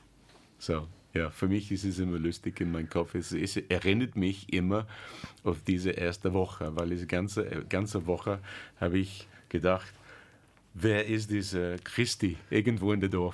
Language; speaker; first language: German; non-native, learner; English